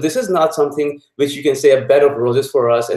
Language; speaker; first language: English; non-native, local second language; Punjabi